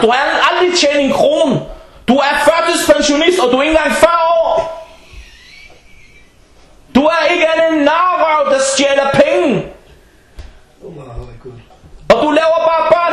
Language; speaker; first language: Danish; non-native, fluent; Arabic